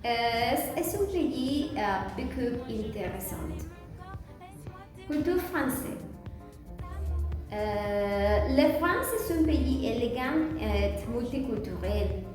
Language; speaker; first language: French; non-native, learner; Spanish